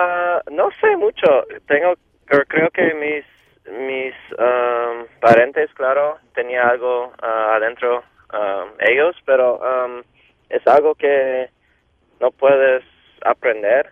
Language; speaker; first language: Spanish; non-native, local second language; English